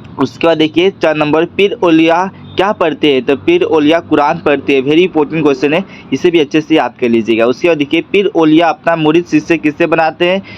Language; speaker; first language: Hindi; non-native, local second language; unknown